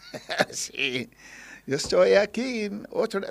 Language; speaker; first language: Spanish; non-native, learner; English